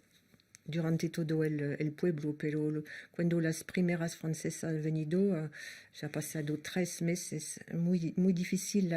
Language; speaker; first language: Spanish; non-native, fluent; French